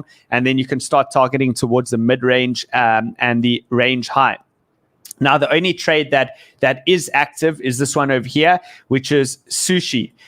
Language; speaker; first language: English; native; English